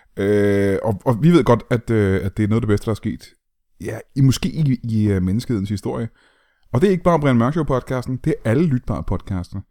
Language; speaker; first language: Danish; native; Danish